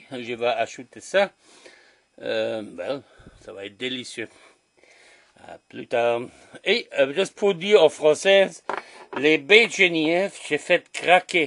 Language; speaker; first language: French; non-native, learner; German